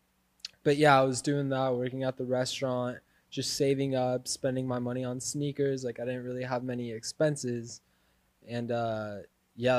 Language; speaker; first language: English; native; English